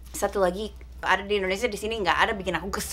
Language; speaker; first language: Indonesian; non-native, fluent; English